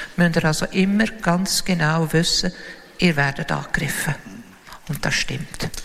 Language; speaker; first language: German; native; German